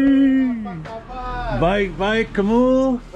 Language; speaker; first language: Indonesian; non-native, learner; English